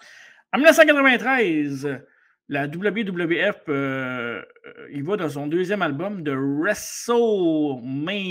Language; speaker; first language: French; native; French